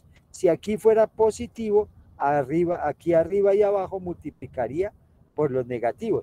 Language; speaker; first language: Spanish; native; Spanish